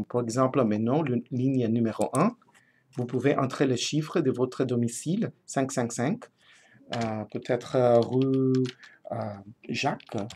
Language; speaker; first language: French; non-native, fluent; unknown